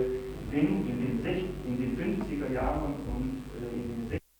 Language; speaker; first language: German; non-native, fluent; Italian